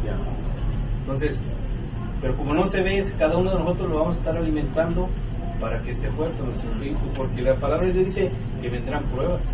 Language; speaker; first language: Spanish; native; Spanish